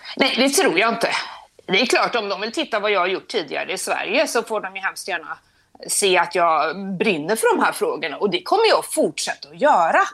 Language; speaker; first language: Swedish; native; Swedish